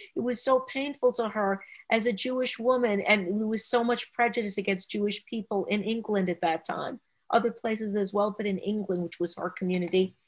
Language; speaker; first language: English; native; English